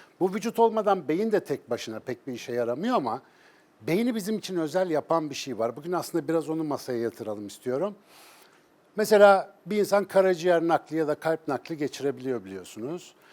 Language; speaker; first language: Turkish; native; Turkish